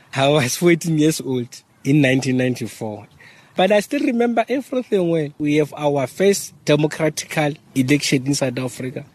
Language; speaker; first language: English; non-native, local second language; Northern Sotho